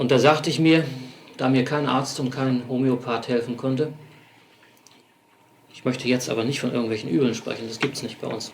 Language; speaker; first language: German; native; German